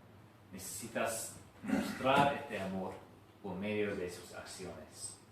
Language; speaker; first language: Spanish; non-native, fluent; English